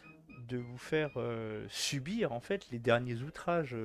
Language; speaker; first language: French; native; French